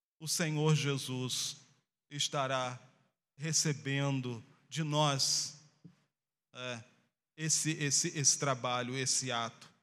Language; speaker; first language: Portuguese; native; Portuguese